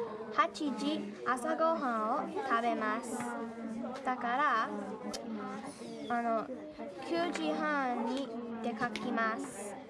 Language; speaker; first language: Japanese; non-native, learner; English